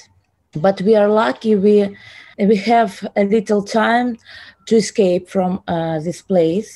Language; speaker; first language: English; non-native, learner; Ukrainian